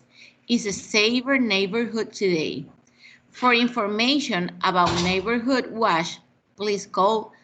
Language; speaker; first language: English; non-native, learner; Spanish